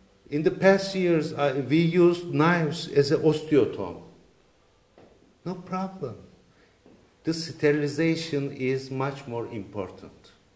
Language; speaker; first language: English; non-native, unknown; Turkish